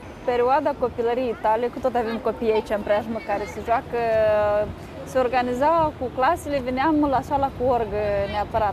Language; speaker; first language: Romanian; native; Romanian